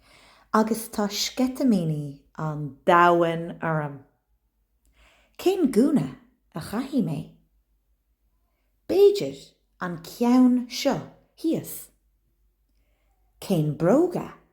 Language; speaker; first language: Irish; non-native, local second language; English